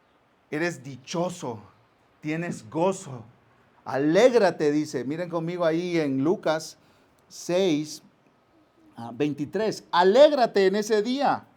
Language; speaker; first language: Spanish; native; Spanish